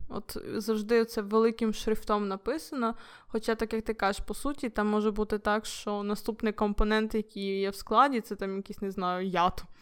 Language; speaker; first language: Ukrainian; non-native, local second language; Russian